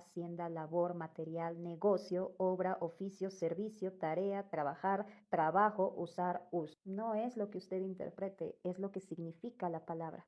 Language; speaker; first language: Spanish; native; Spanish